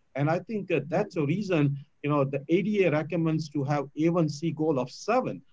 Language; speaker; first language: English; non-native, local second language; Gujarati